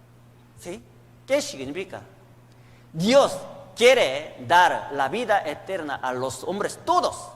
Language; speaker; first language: Spanish; non-native, learner; Korean